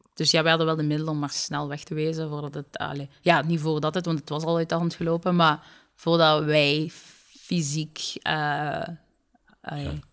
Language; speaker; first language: Dutch; early bilingual, other home language; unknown